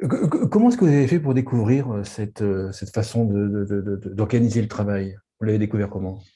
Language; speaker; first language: French; native; French